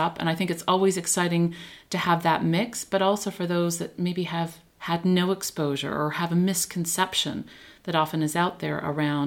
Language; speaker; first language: English; native; English